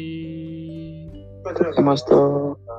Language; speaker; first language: Japanese; non-native, learner; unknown